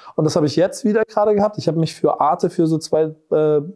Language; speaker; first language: German; native; German